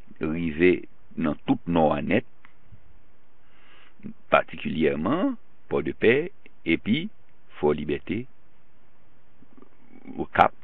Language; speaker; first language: French; non-native, local second language; Haitian Creole